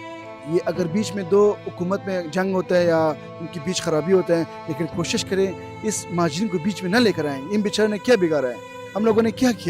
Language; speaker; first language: Hindi; non-native, fluent; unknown